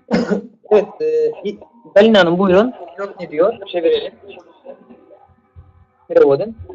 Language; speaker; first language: Turkish; non-native, fluent; Russian